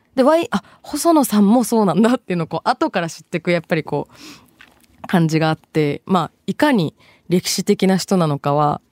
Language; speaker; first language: Japanese; early bilingual, other home language; Bangla